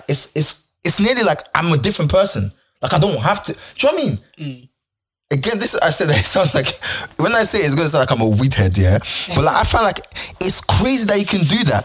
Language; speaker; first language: English; non-native, local second language; Yoruba